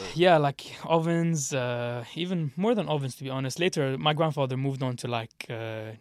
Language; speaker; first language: English; early bilingual, other home language; Arabic